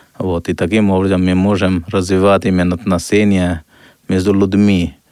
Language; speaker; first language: Russian; non-native, fluent; Hindi